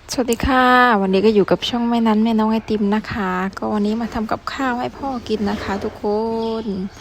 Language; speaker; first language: Thai; non-native, local second language; Northern Khmer